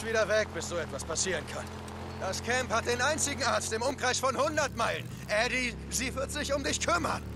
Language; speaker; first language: German; native; German